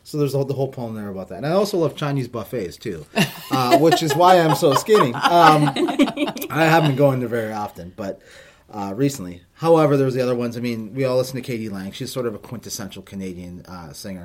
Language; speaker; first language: English; native; English